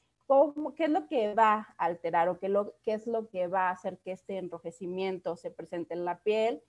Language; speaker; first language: Spanish; native; Spanish